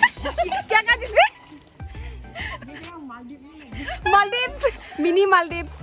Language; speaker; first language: Hindi; non-native, local second language; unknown